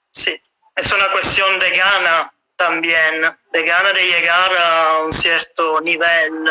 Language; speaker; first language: Spanish; non-native, fluent; Italian